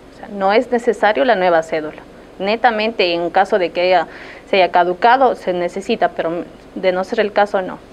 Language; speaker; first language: Spanish; native; Spanish